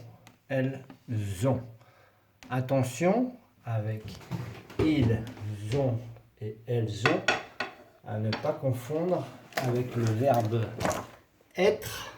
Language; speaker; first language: French; non-native, fluent; Spanish